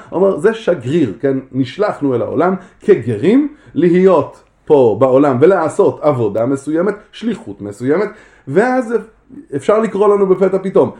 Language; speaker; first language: Hebrew; native; Hebrew